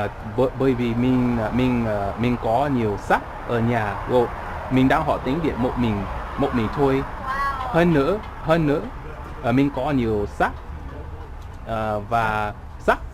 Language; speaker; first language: Vietnamese; non-native, learner; English